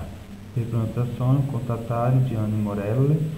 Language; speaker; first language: Italian; non-native, learner; Portuguese